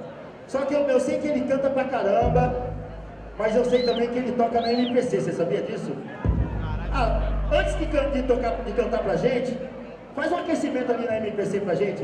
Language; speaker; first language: Portuguese; native; Portuguese